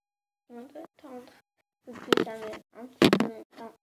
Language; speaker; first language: French; native; French